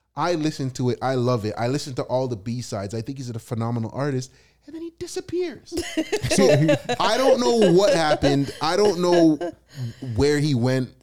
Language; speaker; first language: English; native; English